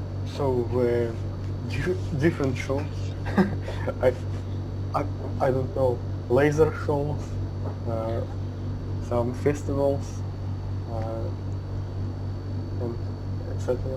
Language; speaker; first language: English; non-native, learner; Russian